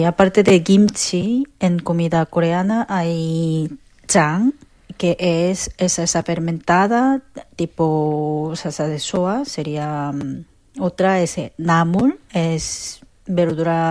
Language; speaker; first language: Spanish; non-native, fluent; Korean